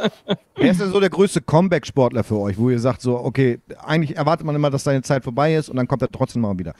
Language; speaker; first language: German; native; German